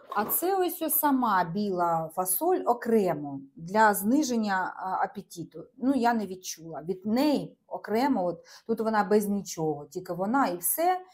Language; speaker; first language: Ukrainian; non-native, local second language; Russian